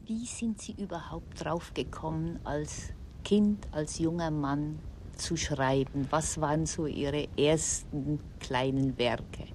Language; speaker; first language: German; native; German